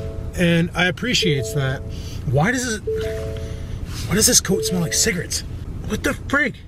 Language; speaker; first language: English; native; English